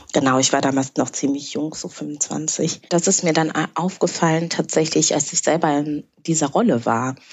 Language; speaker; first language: German; early bilingual, other home language; Kinyarwanda